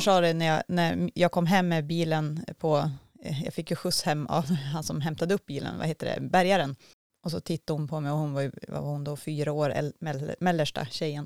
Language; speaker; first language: Swedish; native; Swedish